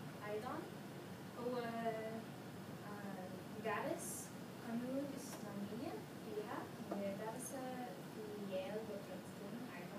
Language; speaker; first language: Arabic; non-native, learner; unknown